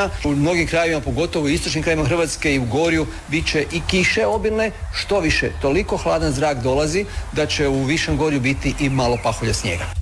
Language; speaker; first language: Serbian; native; Serbian